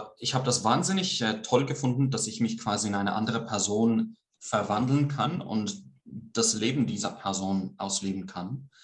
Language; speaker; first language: German; early bilingual, heritage; Swiss German